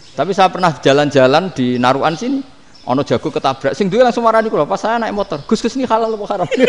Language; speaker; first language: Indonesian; non-native, local second language; Javanese